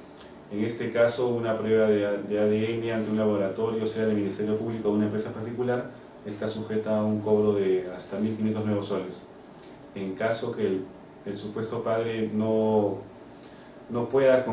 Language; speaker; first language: Spanish; native; Spanish